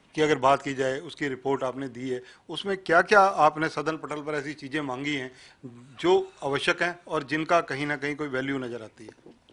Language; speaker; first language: Hindi; native; Hindi